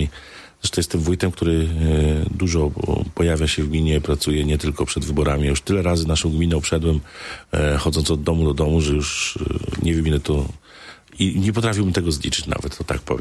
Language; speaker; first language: Polish; native; Polish